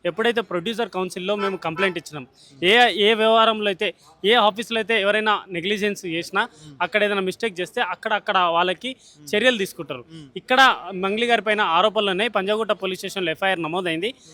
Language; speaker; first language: Telugu; non-native, local second language; Lambadi